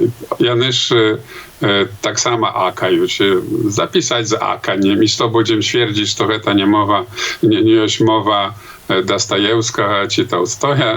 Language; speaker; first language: Polish; non-native, local second language; Belarusian